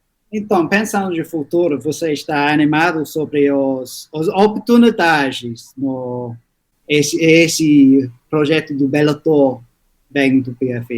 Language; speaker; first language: Portuguese; non-native, learner; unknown